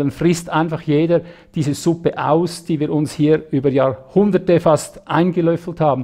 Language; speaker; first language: German; native; German